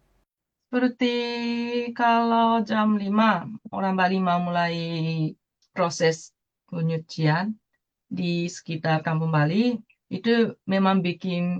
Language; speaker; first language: Indonesian; non-native, fluent; Japanese